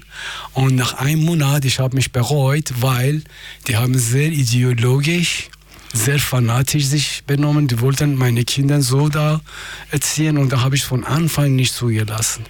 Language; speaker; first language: German; non-native, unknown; Persian